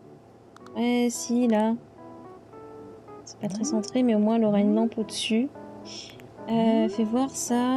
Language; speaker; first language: French; native; French